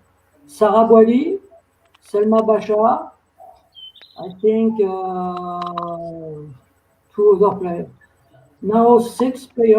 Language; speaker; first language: English; non-native, learner; French